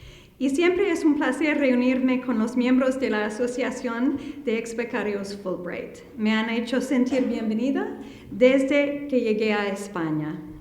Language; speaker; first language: Spanish; non-native, fluent; English